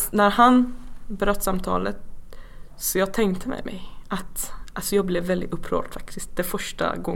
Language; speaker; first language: Swedish; non-native, fluent; Persian